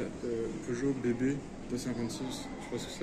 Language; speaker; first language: French; native; French